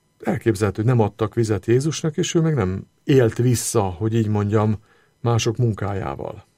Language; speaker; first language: Hungarian; native; Hungarian